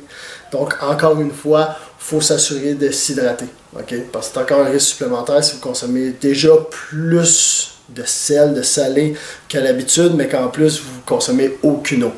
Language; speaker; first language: French; native; French